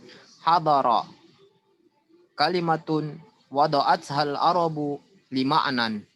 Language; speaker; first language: Arabic; non-native, learner; Indonesian